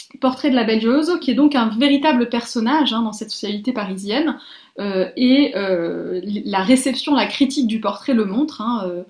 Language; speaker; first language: French; native; French